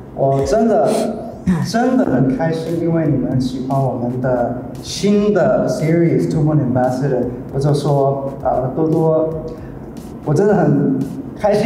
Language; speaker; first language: Chinese; non-native, learner; Thai